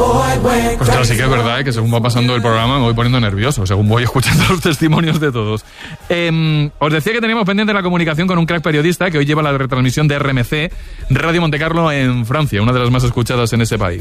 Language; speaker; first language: Spanish; native; Spanish